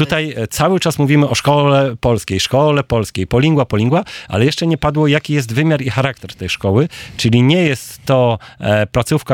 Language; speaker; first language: Polish; native; Polish